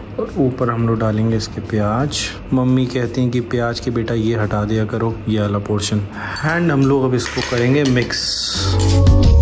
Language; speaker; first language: Hindi; native; Hindi